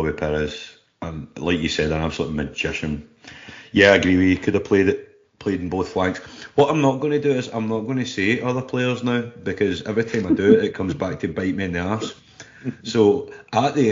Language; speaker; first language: English; native; English